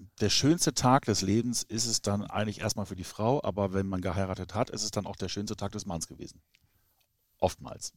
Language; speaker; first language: German; native; German